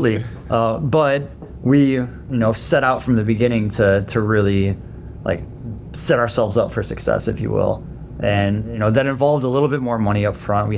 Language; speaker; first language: English; native; English